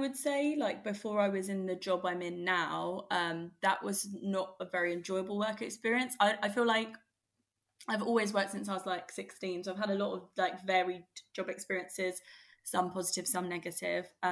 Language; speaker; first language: English; native; English